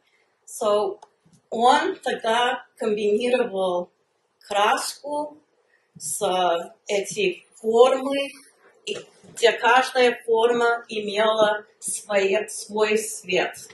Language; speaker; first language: Russian; early bilingual, heritage; Russian